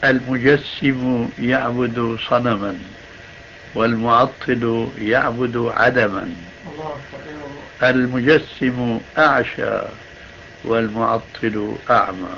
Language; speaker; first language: Arabic; early bilingual, other home language; Albanian